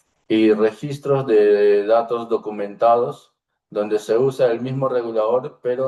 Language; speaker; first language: Spanish; native; Spanish